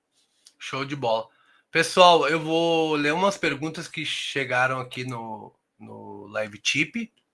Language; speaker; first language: Portuguese; native; Portuguese